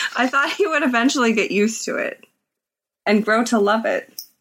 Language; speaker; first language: English; native; English